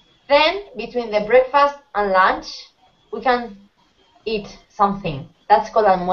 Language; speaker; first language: English; non-native, fluent; Spanish